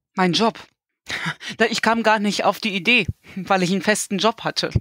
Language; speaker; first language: German; native; German